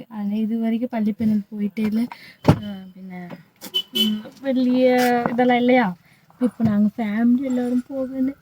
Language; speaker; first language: Malayalam; non-native, learner; Tamil